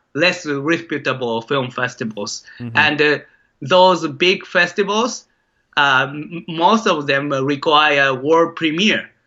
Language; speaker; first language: English; non-native, fluent; Japanese